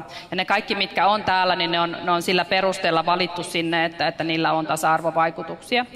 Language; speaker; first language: Finnish; native; Finnish